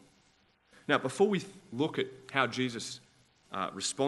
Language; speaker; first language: English; native; English